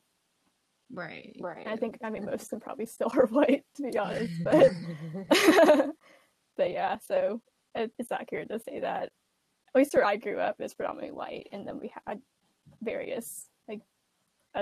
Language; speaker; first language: English; native; English